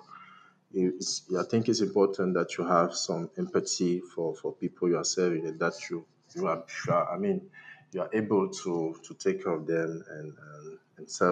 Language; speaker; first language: English; non-native, local second language; French